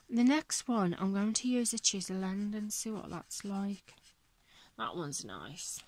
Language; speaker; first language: English; native; English